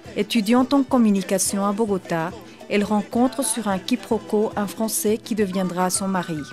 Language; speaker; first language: French; native; French